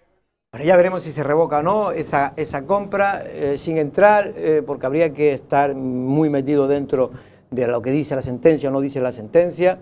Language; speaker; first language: Spanish; native; Spanish